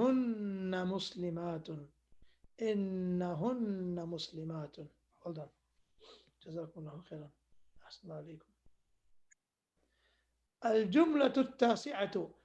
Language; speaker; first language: Arabic; non-native, fluent; English